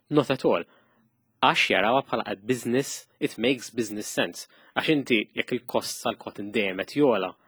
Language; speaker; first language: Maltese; native; Maltese